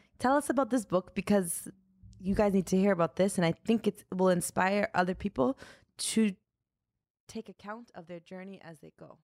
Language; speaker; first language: English; native; English